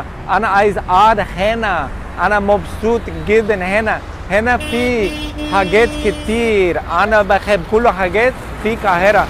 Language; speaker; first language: Arabic; non-native, learner; English